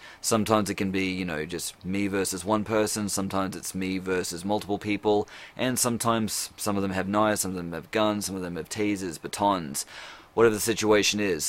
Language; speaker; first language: English; native; English